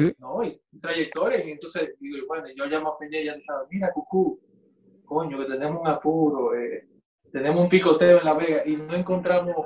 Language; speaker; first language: Spanish; native; Spanish